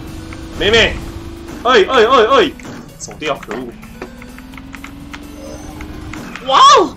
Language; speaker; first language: Chinese; native; Chinese